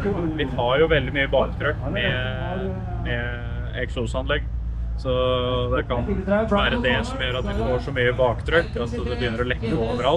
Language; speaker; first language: Norwegian; native; Norwegian